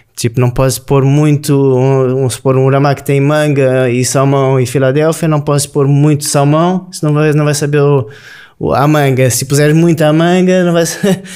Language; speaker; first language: Portuguese; native; Portuguese